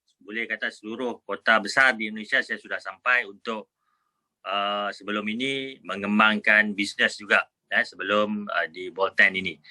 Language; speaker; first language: Malay; native; Malay